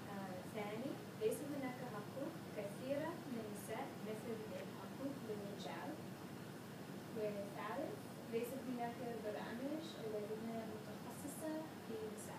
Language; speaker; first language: Arabic; non-native, learner; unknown